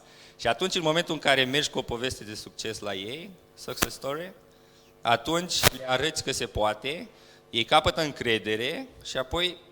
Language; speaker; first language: Romanian; native; Romanian